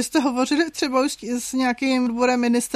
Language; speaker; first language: Czech; native; Czech